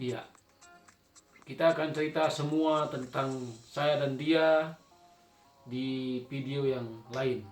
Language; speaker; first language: Indonesian; non-native, local second language; Sasak